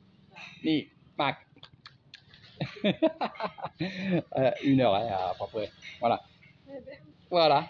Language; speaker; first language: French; native; French